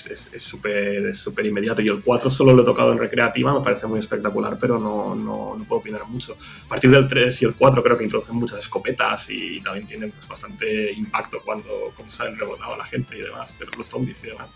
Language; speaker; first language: Spanish; native; Spanish